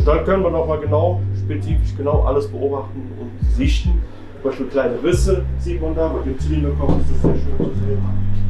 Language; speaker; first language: German; native; German